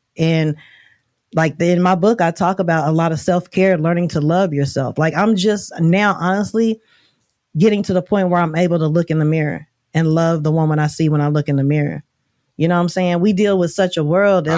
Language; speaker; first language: English; native; English